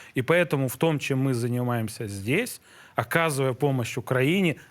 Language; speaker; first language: Russian; native; Russian